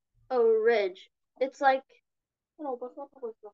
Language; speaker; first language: English; non-native, learner; Korean